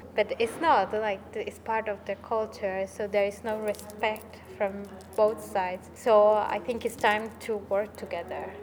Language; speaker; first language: English; non-native, fluent; Spanish